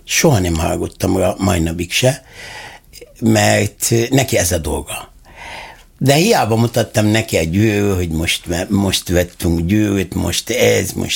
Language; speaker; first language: Hungarian; non-native, fluent; Arabic